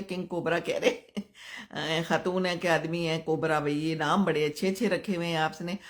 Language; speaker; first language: Urdu; non-native, local second language; Punjabi